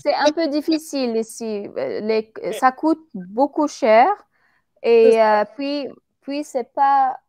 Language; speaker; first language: French; non-native, fluent; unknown